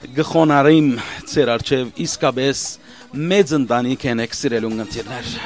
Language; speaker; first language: Armenian; early bilingual, heritage; Armenian